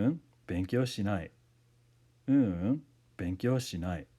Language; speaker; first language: Japanese; non-native, fluent; English